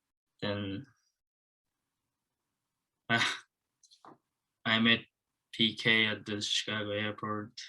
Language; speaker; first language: English; non-native, learner; Japanese